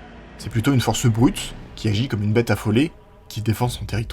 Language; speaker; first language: French; native; French